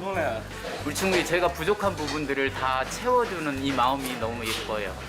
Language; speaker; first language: Korean; native; Korean